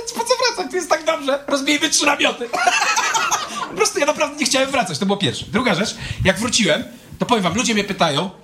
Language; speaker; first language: Polish; native; Polish